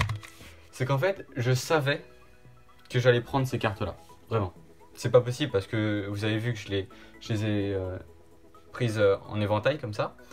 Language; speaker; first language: French; native; French